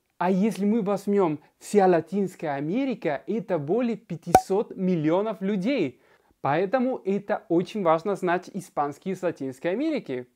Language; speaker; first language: Russian; non-native, fluent; Spanish